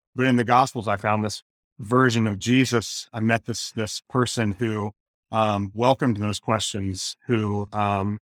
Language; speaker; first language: English; native; English